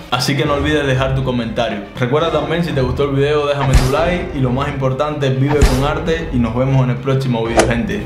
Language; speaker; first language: Spanish; native; Spanish